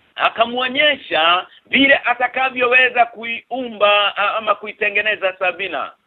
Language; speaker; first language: Swahili; native; Swahili